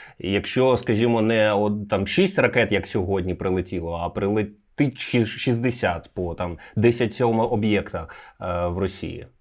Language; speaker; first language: Ukrainian; native; Ukrainian